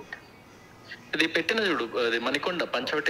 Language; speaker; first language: Telugu; native; Telugu